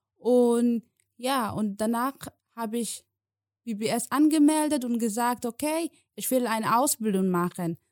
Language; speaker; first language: German; non-native, learner; Somali